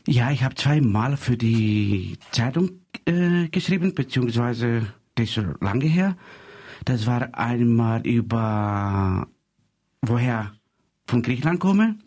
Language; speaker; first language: German; non-native, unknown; Greek